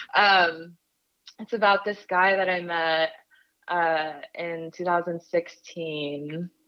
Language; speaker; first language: English; native; English